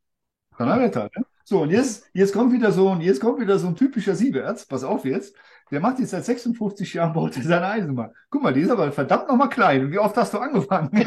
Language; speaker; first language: German; native; German